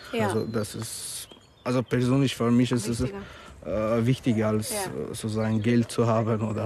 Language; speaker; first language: German; non-native, learner; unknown